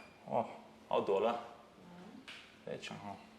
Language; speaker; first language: Chinese; non-native, fluent; English